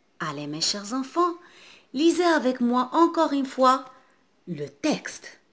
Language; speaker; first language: French; non-native, local second language; Arabic